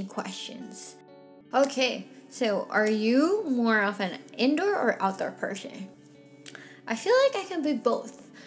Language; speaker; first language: English; non-native, local second language; Filipino